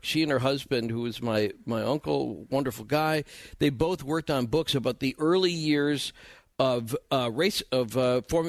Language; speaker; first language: English; native; English